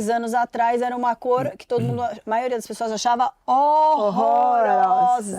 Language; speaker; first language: Portuguese; native; Portuguese